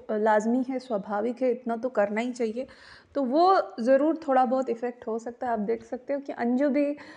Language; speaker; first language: Hindi; non-native, local second language; Marathi